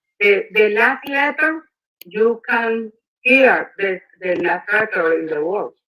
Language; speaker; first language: English; non-native, learner; Spanish